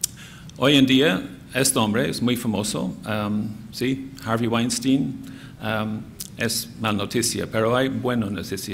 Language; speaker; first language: Spanish; non-native, fluent; English